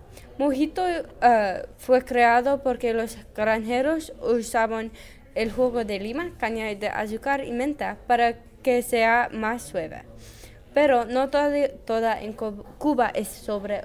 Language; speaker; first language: Spanish; non-native, learner; English